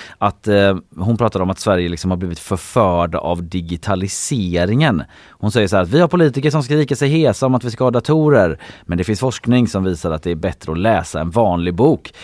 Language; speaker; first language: Swedish; native; Swedish